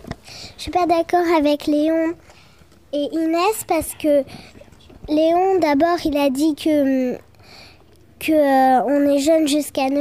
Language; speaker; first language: French; native; French